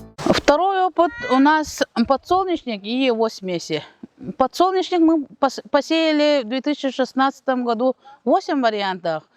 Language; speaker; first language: Russian; non-native, local second language; Yakut